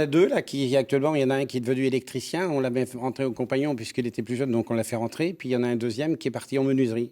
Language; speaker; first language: French; native; French